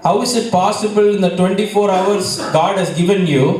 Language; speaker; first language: English; non-native, local second language; Tamil